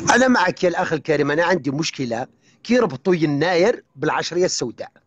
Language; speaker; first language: Arabic; non-native, local second language; Kabyle